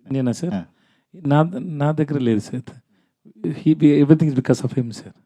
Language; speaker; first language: Telugu; non-native, learner; Tamil